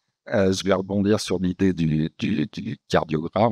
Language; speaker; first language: French; native; French